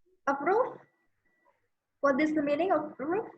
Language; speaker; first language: English; non-native, fluent; Indonesian